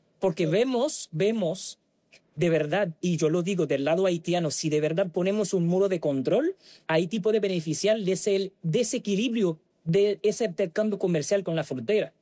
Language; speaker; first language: Spanish; non-native, fluent; Haitian Creole